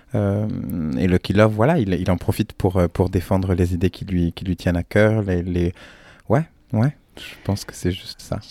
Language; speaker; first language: French; native; French